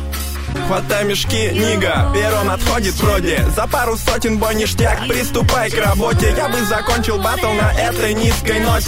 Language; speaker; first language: Russian; native; Russian